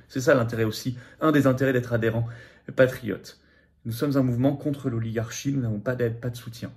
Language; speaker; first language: French; native; French